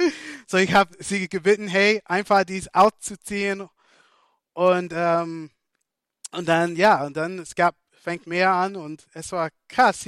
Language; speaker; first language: German; non-native, fluent; English